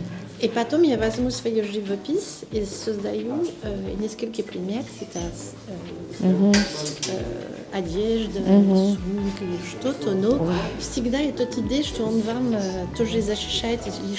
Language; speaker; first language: Russian; non-native, learner; French